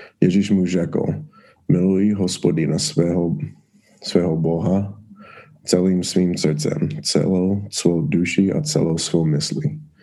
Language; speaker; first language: Czech; non-native, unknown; English